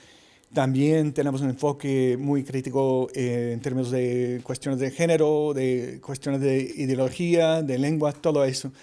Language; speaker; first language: Spanish; early bilingual, heritage; English